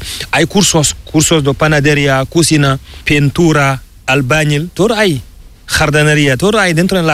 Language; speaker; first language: Spanish; non-native, learner; Fula